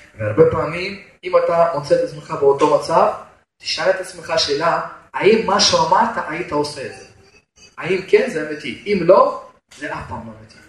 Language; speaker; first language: Hebrew; non-native, fluent; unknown